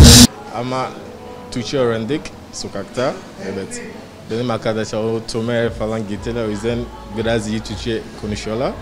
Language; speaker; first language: Turkish; non-native, learner; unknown